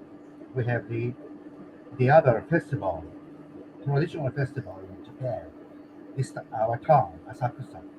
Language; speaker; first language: English; non-native, learner; Japanese